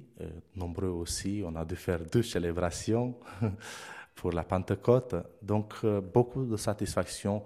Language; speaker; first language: French; non-native, fluent; Romanian